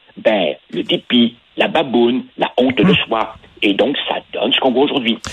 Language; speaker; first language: French; early bilingual, other home language; Spanish